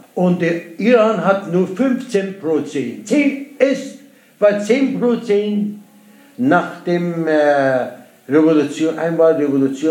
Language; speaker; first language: German; non-native, learner; Persian